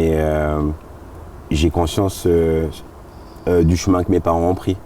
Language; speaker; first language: French; native; French